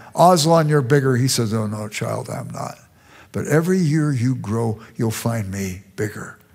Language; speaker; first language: English; native; English